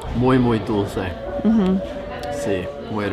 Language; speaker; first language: Spanish; non-native, learner; English